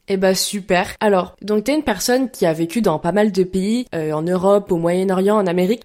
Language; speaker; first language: French; native; French